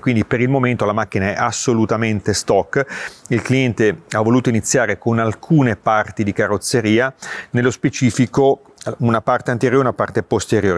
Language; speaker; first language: Italian; native; Italian